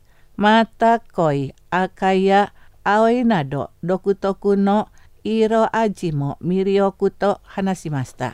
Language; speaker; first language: Japanese; non-native, fluent; Indonesian